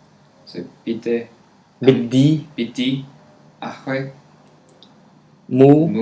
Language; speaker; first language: Arabic; non-native, learner; English